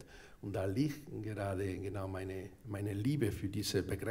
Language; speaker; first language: German; non-native, fluent; Spanish